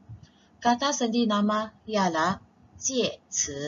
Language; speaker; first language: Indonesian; non-native, local second language; Chinese